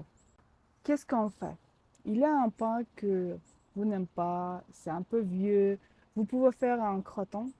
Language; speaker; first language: French; non-native, learner; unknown